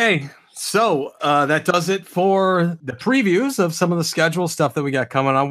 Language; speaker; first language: English; native; English